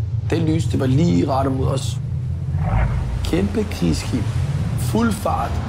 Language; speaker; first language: Danish; early bilingual, other home language; Arabic